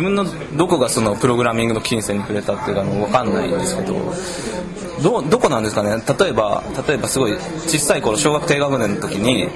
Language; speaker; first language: Japanese; native; Japanese